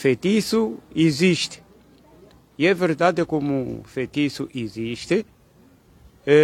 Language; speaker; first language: Portuguese; non-native, local second language; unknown